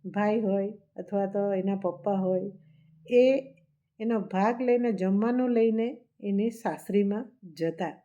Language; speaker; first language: Gujarati; non-native, local second language; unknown